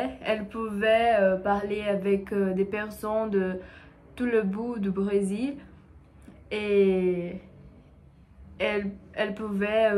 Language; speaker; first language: French; non-native, learner; Portuguese